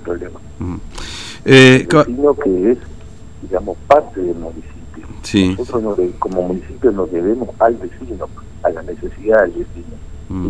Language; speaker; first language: Spanish; native; Spanish